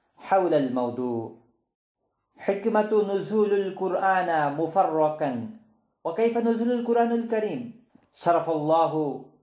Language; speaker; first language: Arabic; non-native, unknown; Bangla